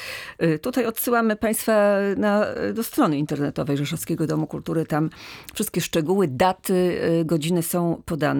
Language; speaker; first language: Polish; native; Polish